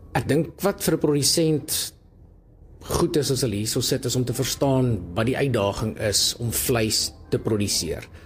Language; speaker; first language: Afrikaans; native; Afrikaans